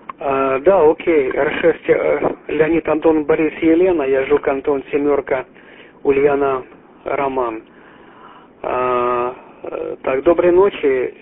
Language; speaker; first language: Russian; native; Russian